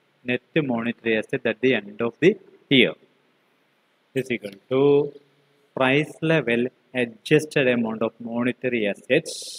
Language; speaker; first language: English; non-native, local second language; Malayalam